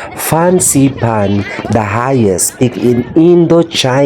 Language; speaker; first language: English; non-native, local second language; Filipino